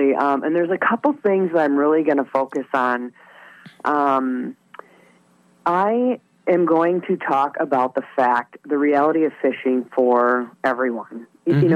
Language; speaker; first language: English; native; English